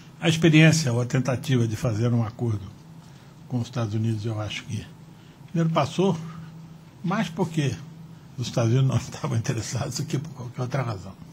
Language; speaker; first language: Portuguese; native; Portuguese